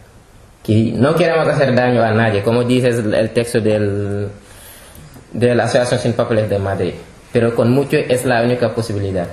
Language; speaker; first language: Spanish; non-native, fluent; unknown